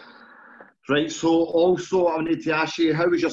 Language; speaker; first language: English; native; English